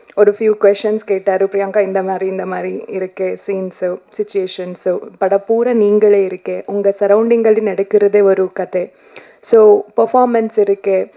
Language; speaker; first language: Tamil; non-native, learner; Kannada